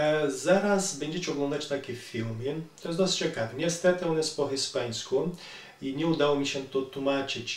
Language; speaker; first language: Polish; non-native, learner; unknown